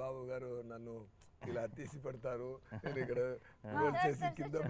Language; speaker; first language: Telugu; non-native, fluent; Tamil